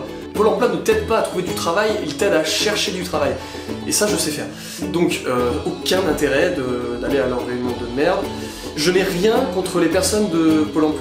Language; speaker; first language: French; native; French